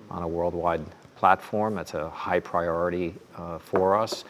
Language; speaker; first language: English; native; English